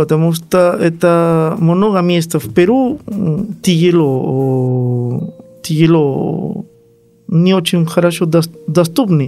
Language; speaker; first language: Russian; non-native, learner; Spanish